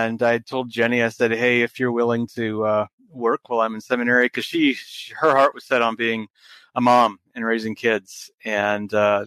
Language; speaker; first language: English; native; English